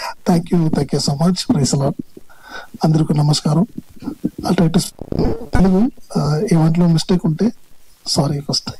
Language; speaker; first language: Telugu; non-native, learner; Tamil